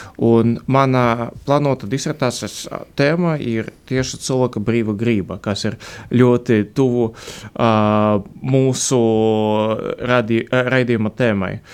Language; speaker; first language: Latvian; non-native, fluent; Russian